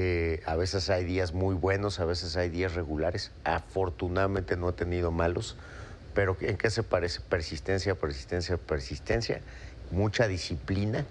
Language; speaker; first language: Spanish; native; Spanish